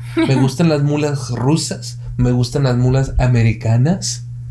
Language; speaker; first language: Spanish; early bilingual, heritage; Spanish